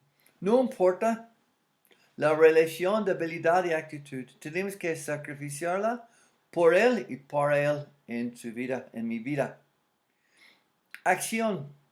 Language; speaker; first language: Spanish; non-native, fluent; English